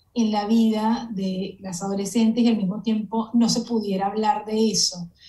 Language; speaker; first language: Spanish; native; Spanish